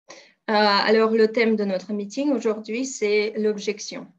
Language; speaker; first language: French; non-native, fluent; Russian